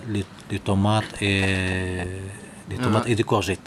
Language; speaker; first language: French; non-native, learner; Arabic